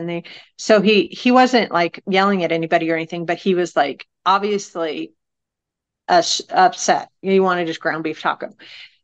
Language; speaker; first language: English; native; English